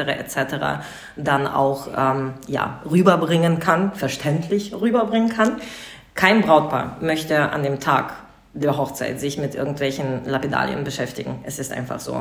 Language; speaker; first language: German; non-native, fluent; Russian